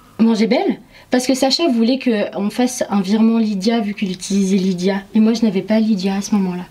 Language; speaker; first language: French; early bilingual, other home language; Arabic